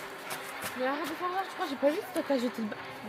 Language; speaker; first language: French; native; French